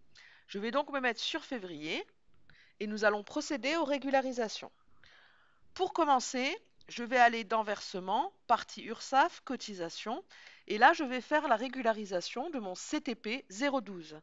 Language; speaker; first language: French; native; French